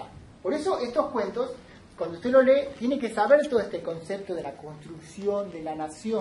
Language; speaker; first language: Spanish; native; Spanish